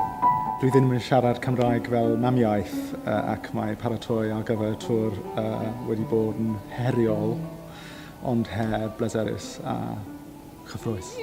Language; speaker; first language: Welsh; non-native, learner; English